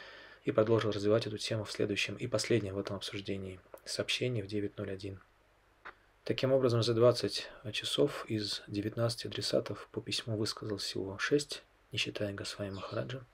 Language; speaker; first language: Russian; native; Russian